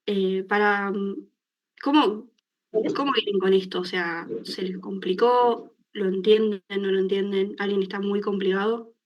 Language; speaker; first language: Spanish; native; Spanish